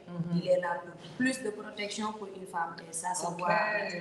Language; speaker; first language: French; non-native, local second language; Wolof